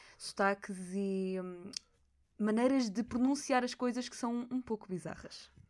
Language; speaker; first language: Portuguese; native; Portuguese